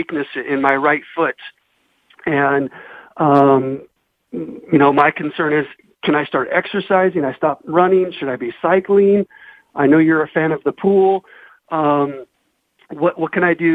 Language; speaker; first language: English; native; English